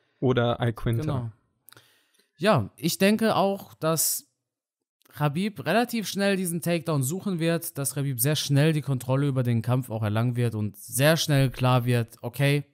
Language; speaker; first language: German; native; German